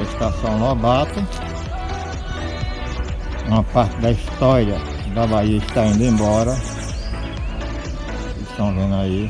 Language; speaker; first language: Portuguese; native; Portuguese